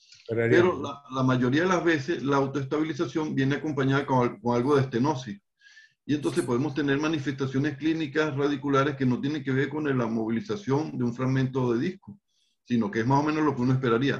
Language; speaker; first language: Spanish; native; Spanish